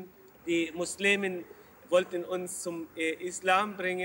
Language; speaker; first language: German; non-native, learner; Arabic